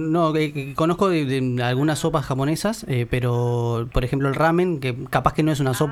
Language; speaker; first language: Spanish; native; Spanish